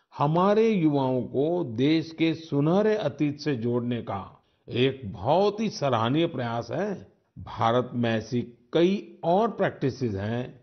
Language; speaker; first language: Hindi; non-native, local second language; Gujarati